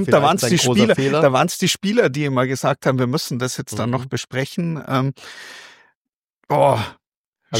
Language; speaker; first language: German; native; German